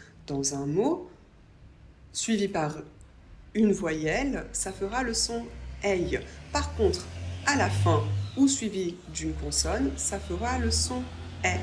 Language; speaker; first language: French; native; French